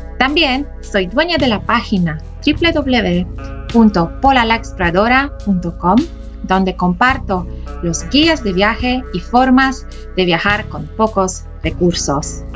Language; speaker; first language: Spanish; non-native, fluent; Polish